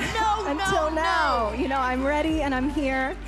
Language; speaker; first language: English; native; English